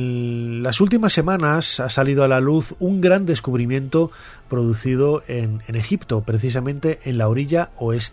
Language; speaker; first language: Spanish; native; Spanish